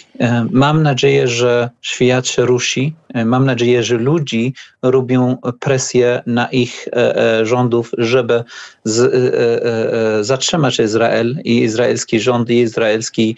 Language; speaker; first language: Polish; non-native, learner; Arabic